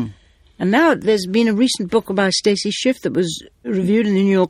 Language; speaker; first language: English; native; English